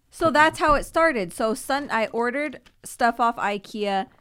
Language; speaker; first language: English; native; English